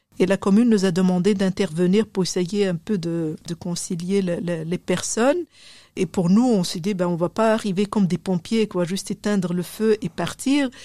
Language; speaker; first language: French; non-native, local second language; Arabic